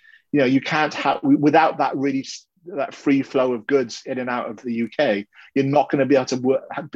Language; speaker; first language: English; native; English